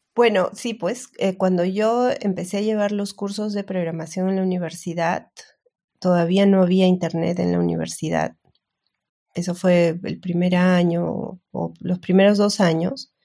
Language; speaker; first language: Spanish; native; Spanish